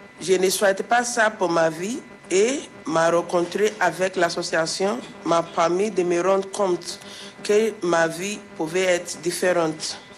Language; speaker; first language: French; non-native, fluent; English